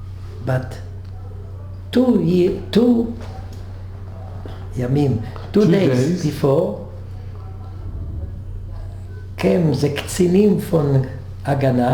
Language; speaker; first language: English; non-native, learner; French